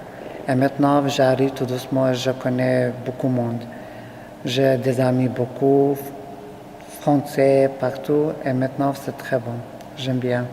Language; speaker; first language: French; non-native, learner; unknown